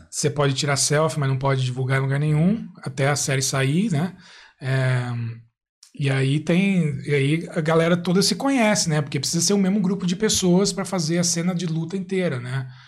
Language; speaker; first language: Portuguese; native; Portuguese